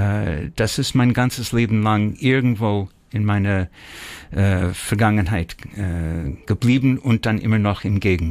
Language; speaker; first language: German; early bilingual, heritage; German